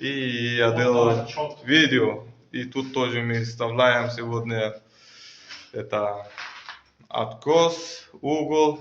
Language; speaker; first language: Russian; non-native, learner; Uzbek